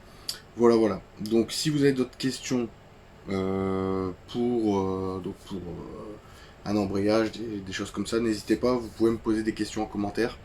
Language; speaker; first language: French; native; French